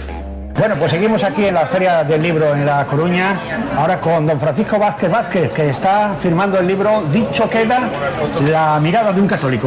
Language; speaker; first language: Spanish; native; Spanish